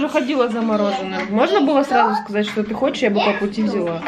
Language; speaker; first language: Russian; native; Russian